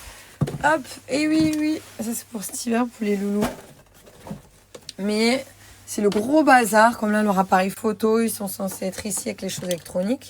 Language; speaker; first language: French; native; French